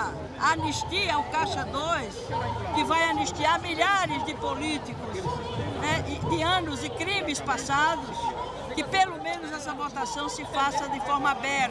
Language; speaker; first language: Portuguese; native; Portuguese